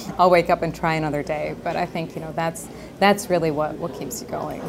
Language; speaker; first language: English; native; English